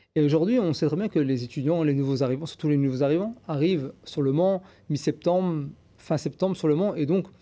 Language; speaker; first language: French; native; French